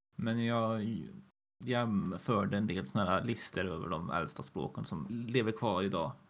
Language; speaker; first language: Swedish; native; Swedish